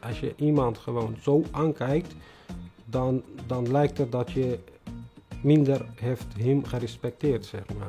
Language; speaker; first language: Dutch; non-native, fluent; Tigrinya